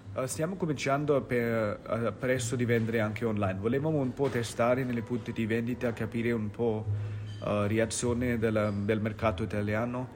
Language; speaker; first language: Italian; non-native, fluent; Hindi